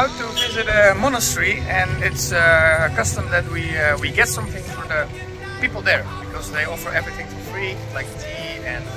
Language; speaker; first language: English; non-native, fluent; Dutch